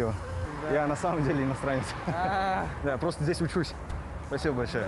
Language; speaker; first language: Russian; non-native, fluent; Korean